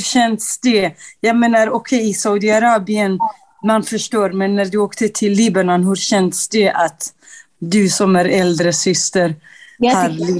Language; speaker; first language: Swedish; non-native, fluent; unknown